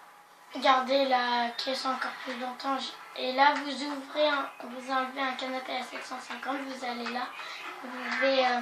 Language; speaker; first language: French; native; French